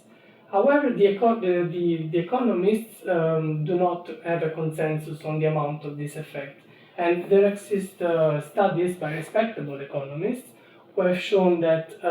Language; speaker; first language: English; non-native, fluent; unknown